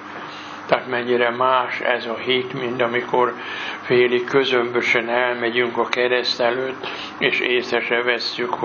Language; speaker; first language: Hungarian; native; Hungarian